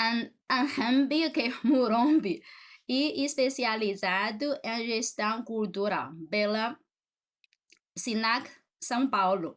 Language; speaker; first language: Portuguese; non-native, fluent; Chinese